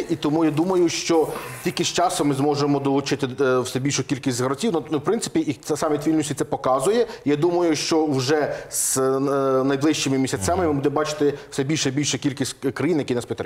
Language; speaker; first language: Ukrainian; native; Ukrainian